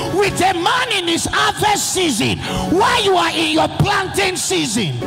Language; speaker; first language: English; non-native, local second language; Yoruba